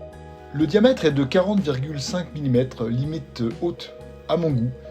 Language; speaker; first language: French; native; French